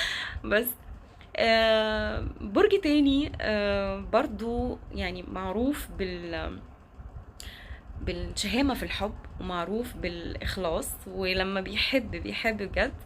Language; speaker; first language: Arabic; native; Arabic